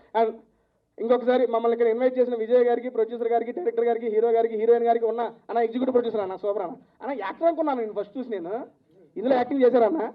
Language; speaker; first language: Telugu; native; Telugu